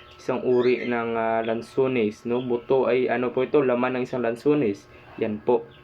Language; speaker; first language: Filipino; non-native, local second language; Cebuano